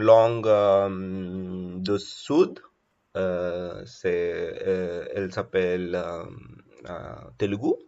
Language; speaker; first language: French; non-native, learner; Telugu